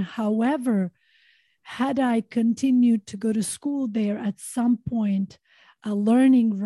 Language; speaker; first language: English; non-native, fluent; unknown